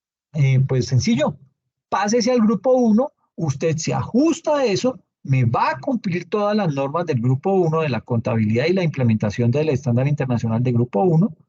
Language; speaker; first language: Spanish; native; Spanish